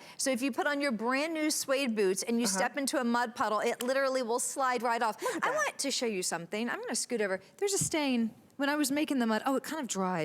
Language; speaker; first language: English; native; English